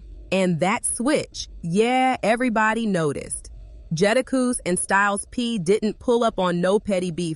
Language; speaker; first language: English; native; English